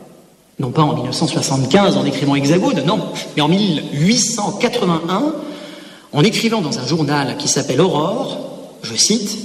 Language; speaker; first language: French; native; French